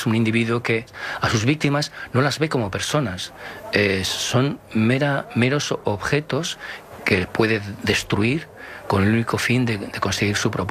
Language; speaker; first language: Spanish; native; Spanish